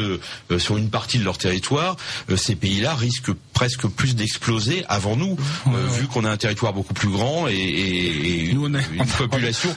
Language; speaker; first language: French; native; French